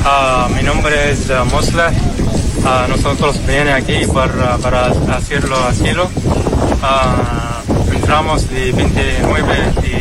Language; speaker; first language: Spanish; non-native, learner; Arabic